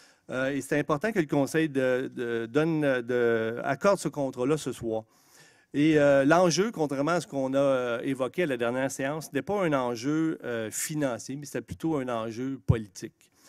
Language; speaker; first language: French; native; French